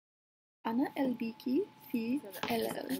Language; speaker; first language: Arabic; non-native, learner; English